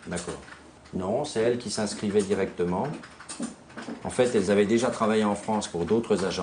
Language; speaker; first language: French; native; French